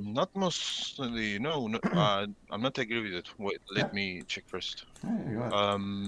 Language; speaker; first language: English; non-native, learner; Turkish